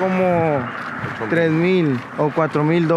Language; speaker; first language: Spanish; native; Spanish